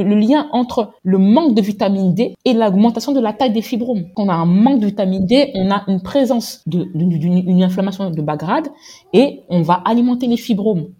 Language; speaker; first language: French; native; French